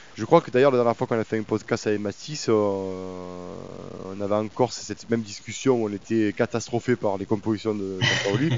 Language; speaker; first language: French; native; French